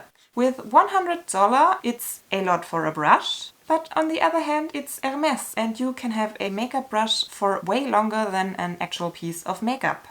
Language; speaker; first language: English; non-native, fluent; German